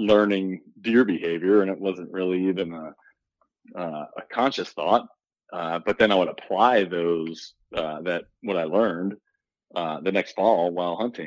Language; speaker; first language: English; native; English